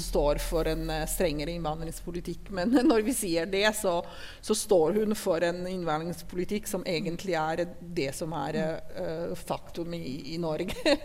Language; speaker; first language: Norwegian; non-native, fluent; Italian